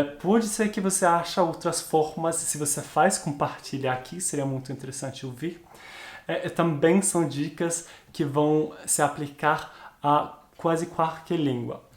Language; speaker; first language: Portuguese; non-native, fluent; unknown